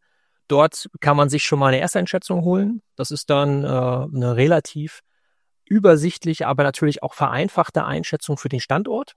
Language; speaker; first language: German; native; German